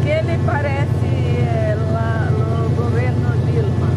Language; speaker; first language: Spanish; non-native, learner; Portuguese